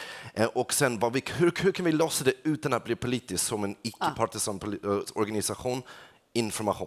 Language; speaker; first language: Swedish; non-native, fluent; English